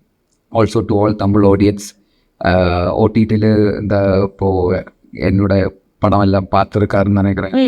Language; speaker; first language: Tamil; non-native, local second language; Malayalam